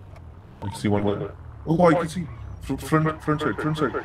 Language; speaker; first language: English; non-native, local second language; Hindi